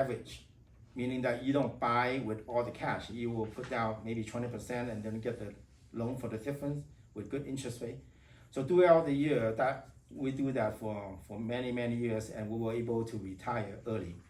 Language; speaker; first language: English; non-native, fluent; Vietnamese